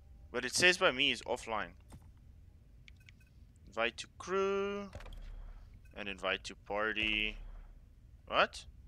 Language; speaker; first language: English; non-native, local second language; Afrikaans